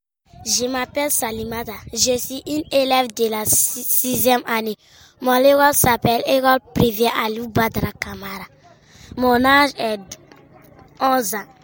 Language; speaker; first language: French; non-native, local second language; Bambara